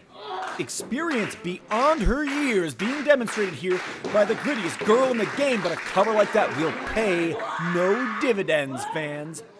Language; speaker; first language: English; native; English